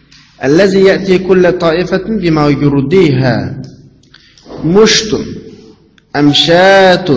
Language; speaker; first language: Arabic; non-native, fluent; Uzbek